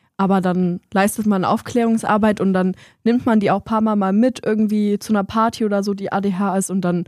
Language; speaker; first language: German; early bilingual, other home language; Polish